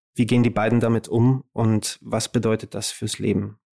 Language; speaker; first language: German; early bilingual, other home language; Romanian